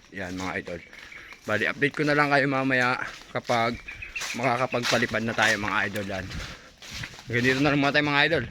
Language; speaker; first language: Filipino; native; Filipino